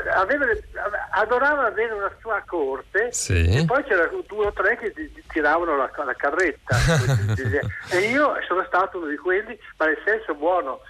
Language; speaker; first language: Italian; native; Italian